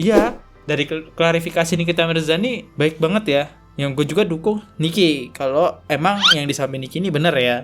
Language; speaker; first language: Indonesian; native; Indonesian